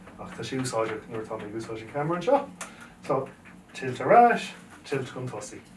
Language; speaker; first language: Irish; native; Irish